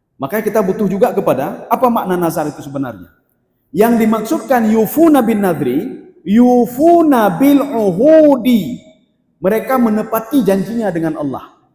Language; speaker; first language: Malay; non-native, local second language; Achinese